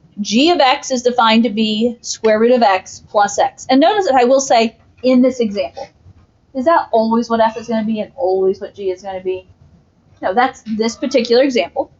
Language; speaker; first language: English; native; English